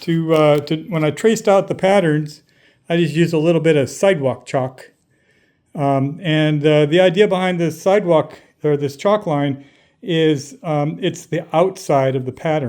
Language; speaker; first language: English; native; English